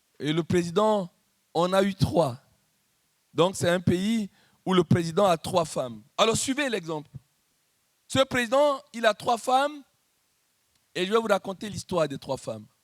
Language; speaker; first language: French; non-native, local second language; Lingala